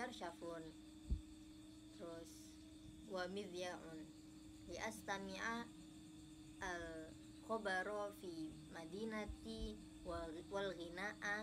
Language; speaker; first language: Arabic; non-native, learner; Javanese